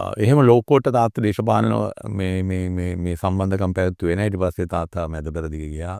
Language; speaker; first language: Sinhala; non-native, local second language; Tamil